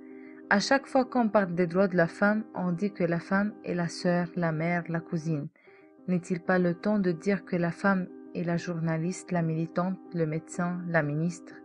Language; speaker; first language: French; non-native, learner; Arabic